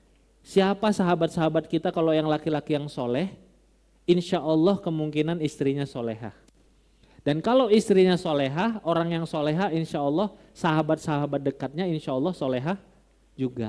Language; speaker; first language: Indonesian; non-native, local second language; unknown